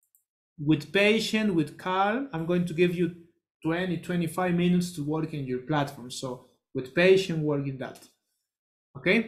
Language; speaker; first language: English; non-native, learner; Spanish